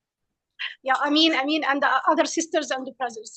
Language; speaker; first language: English; non-native, fluent; Arabic